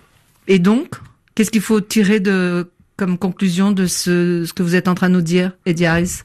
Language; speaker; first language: French; native; French